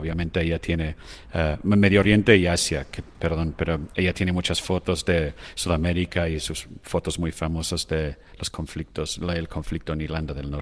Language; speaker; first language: Spanish; non-native, fluent; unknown